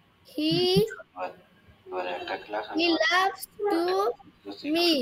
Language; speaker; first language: English; non-native, learner; Bangla